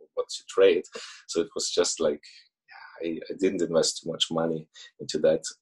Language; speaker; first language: English; early bilingual, other home language; Russian